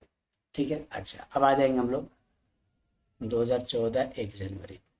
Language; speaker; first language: Hindi; native; Hindi